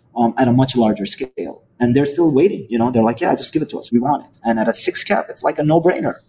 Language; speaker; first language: English; non-native, fluent; Arabic